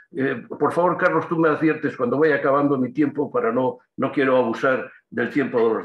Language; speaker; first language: Spanish; native; Spanish